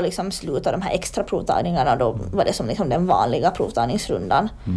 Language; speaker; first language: Swedish; native; Swedish